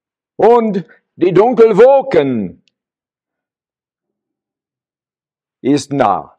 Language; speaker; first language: German; non-native, learner; English